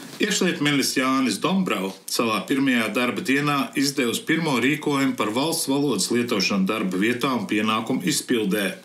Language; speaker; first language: Latvian; early bilingual, heritage; Latvian